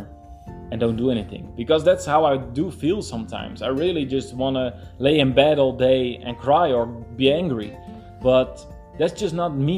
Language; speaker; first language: English; non-native, fluent; Dutch